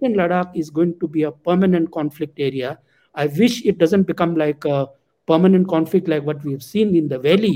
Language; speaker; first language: English; non-native, local second language; Ladakhi